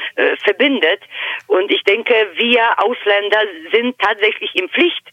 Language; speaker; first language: German; non-native, fluent; Polish